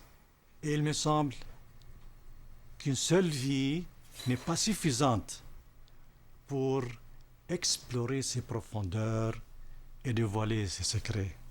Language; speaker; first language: French; non-native, fluent; Arabic